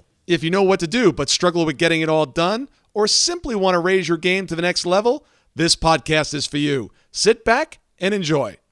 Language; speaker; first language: English; native; English